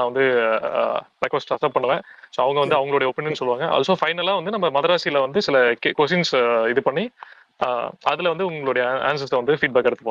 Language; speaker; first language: Tamil; native; Tamil